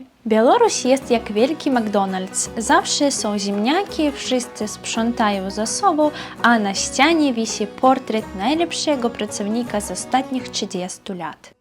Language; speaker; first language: Polish; non-native, fluent; Belarusian